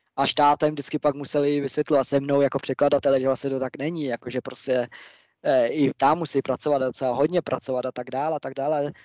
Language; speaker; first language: Czech; early bilingual, other home language; German